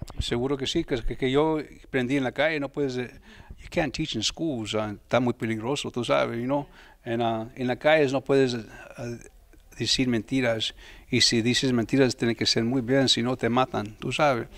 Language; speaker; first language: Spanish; early bilingual, heritage; Spanish